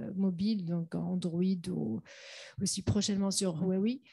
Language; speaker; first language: French; non-native, local second language; Arabic